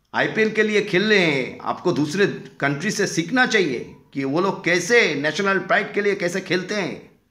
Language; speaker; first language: Hindi; non-native, local second language; Bangla